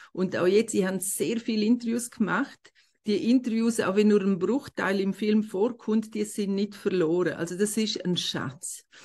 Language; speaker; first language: German; non-native, local second language; Romansh